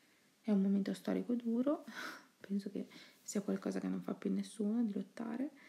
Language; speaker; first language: Italian; native; Italian